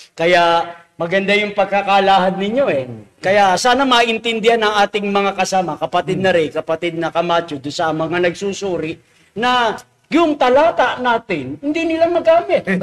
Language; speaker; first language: Filipino; native; Filipino